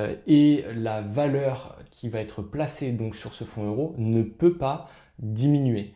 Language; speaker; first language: French; native; French